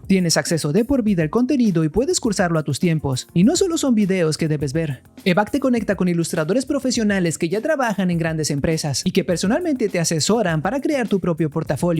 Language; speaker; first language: Spanish; native; Spanish